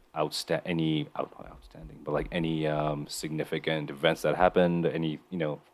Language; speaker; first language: English; non-native, local second language; Nepali